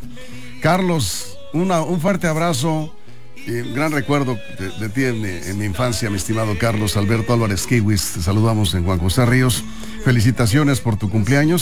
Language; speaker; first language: Spanish; native; Spanish